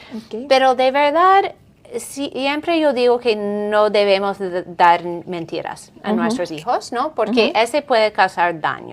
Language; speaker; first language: Spanish; non-native, fluent; English